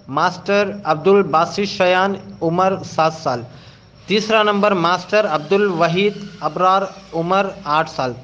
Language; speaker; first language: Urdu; native; Urdu